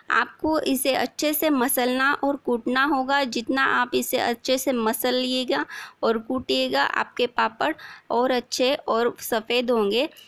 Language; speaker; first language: Hindi; non-native, local second language; Marathi